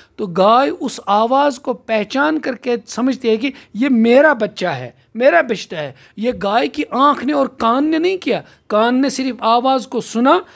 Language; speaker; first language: Urdu; non-native, local second language; Kashmiri